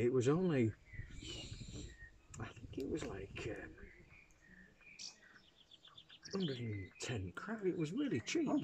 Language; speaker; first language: English; native; English